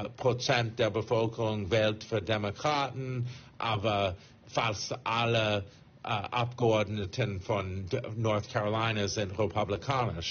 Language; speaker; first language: German; non-native, fluent; English